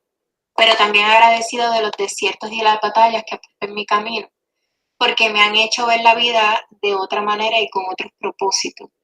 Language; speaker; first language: Spanish; native; Spanish